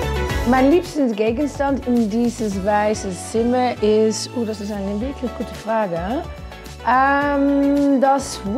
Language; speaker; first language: German; non-native, fluent; Dutch